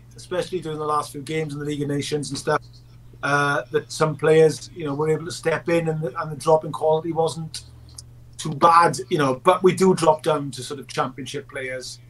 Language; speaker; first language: English; native; English